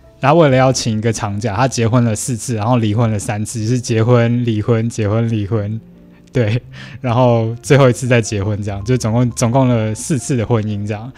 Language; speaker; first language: Chinese; native; Chinese